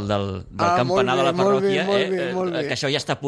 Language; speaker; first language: Catalan; native; Catalan